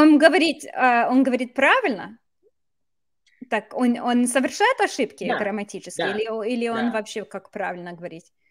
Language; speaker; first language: Russian; non-native, fluent; English